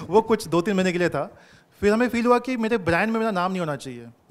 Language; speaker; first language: Hindi; non-native, local second language; Telugu